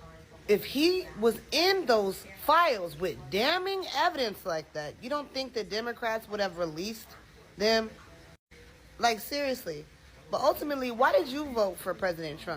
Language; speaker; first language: English; native; English